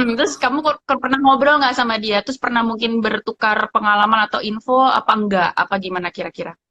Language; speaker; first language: Indonesian; native; Indonesian